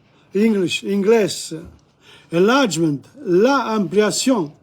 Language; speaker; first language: Spanish; non-native, learner; English